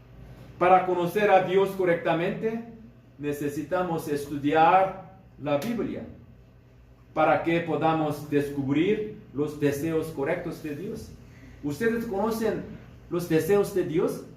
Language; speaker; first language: Spanish; non-native, learner; Korean